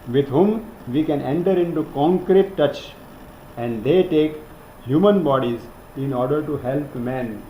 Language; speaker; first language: English; non-native, local second language; Gujarati